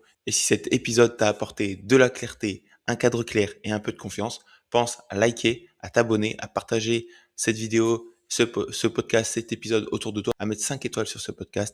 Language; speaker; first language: French; native; French